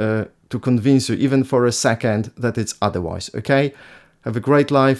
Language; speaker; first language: English; non-native, fluent; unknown